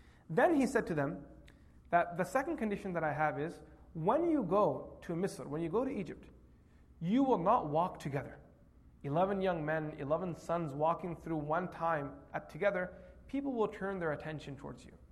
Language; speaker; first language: English; native; English